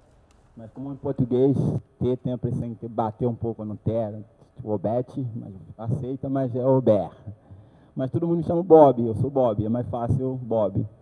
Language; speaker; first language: Portuguese; non-native, learner; Haitian Creole